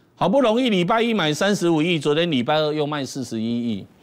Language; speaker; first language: Chinese; native; Chinese